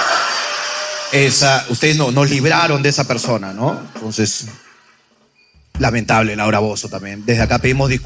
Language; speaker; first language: Spanish; native; Spanish